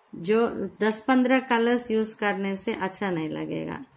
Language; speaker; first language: Hindi; non-native, local second language; Telugu